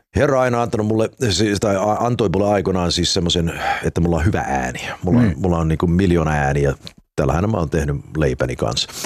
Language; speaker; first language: Finnish; early bilingual, heritage; Finnish